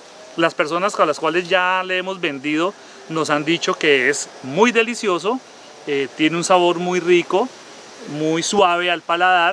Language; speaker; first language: Spanish; native; Spanish